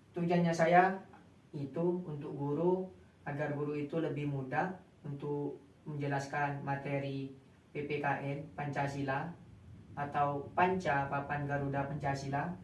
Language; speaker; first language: Indonesian; non-native, local second language; Madurese